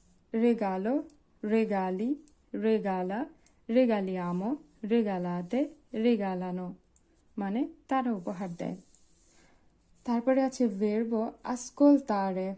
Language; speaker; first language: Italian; non-native, fluent; Bangla